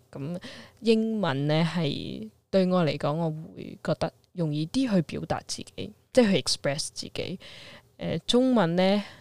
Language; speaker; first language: Cantonese; early bilingual, heritage; Cantonese